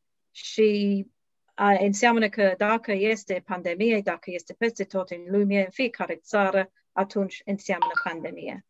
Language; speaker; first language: Romanian; non-native, learner; English